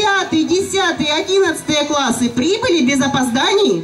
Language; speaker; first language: Russian; native; Russian